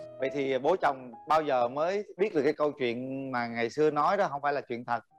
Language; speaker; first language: Vietnamese; native; Vietnamese